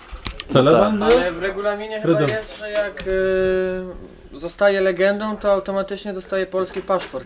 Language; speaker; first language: Polish; native; Polish